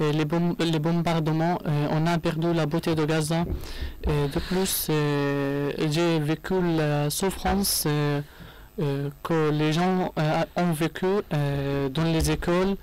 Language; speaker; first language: French; non-native, learner; Arabic